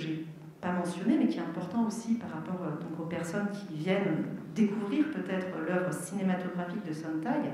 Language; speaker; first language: French; native; French